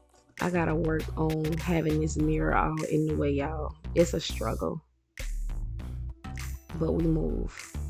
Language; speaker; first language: English; native; English